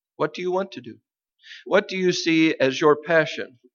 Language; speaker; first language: English; native; English